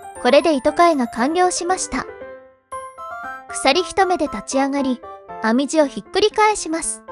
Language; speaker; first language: Japanese; native; Japanese